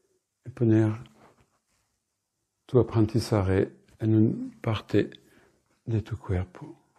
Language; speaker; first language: Spanish; non-native, fluent; French